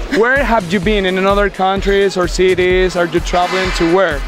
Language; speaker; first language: English; non-native, fluent; Spanish